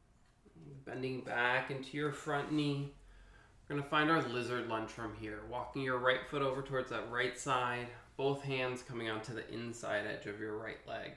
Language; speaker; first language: English; native; English